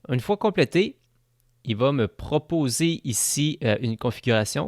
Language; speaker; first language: French; native; French